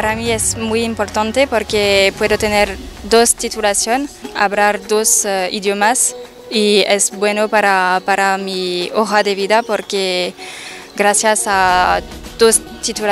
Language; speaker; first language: Spanish; non-native, fluent; French